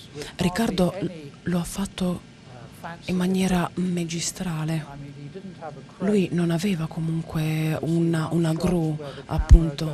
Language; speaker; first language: Italian; native; Italian